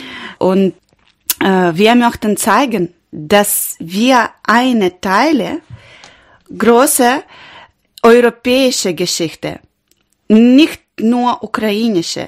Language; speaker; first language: German; non-native, learner; Ukrainian